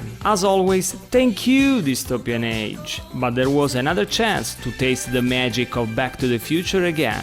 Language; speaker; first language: English; non-native, fluent; Italian